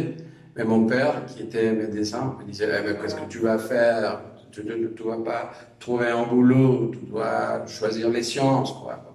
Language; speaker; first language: French; non-native, fluent; Spanish